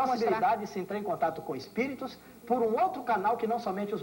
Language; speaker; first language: Portuguese; native; Portuguese